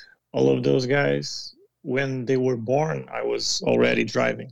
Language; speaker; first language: English; non-native, fluent; Portuguese